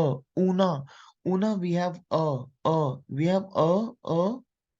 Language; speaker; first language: English; non-native, local second language; Hindi